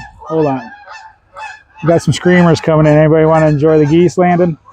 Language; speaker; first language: English; native; English